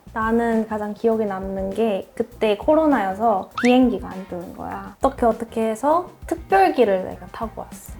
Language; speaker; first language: Korean; early bilingual, heritage; Korean